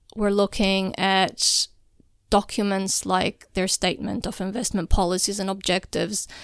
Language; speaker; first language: English; non-native, fluent; Albanian